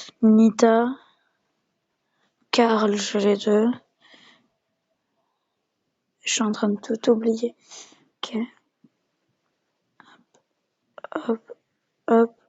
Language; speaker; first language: French; native; French